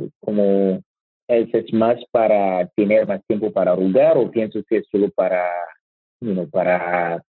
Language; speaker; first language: Spanish; non-native, learner; French